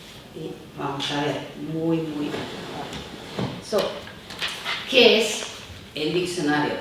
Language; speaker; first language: Spanish; non-native, fluent; Italian